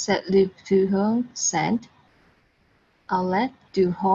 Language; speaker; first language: French; non-native, learner; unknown